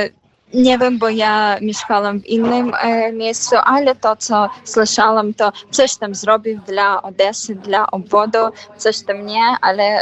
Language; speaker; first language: Polish; non-native, fluent; Ukrainian